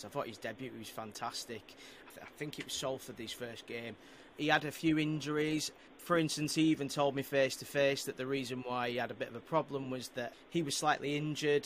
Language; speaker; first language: English; native; English